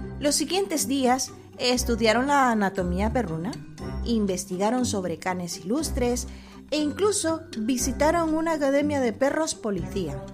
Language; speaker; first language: Spanish; native; Spanish